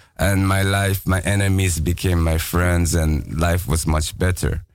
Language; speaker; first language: English; non-native, fluent; Japanese